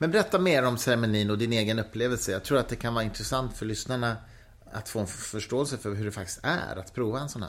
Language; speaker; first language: Swedish; native; Swedish